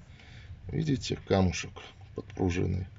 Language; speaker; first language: Russian; native; Russian